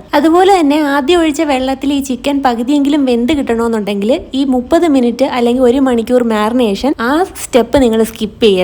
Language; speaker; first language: Malayalam; native; Malayalam